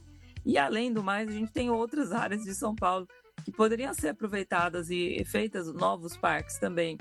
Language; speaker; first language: Portuguese; native; Portuguese